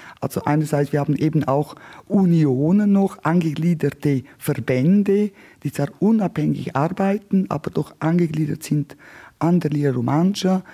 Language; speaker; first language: German; non-native, local second language; Romansh